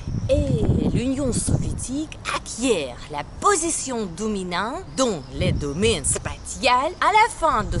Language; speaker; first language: French; non-native, learner; Ukrainian